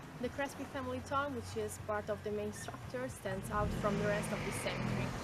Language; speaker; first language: English; non-native, learner; Italian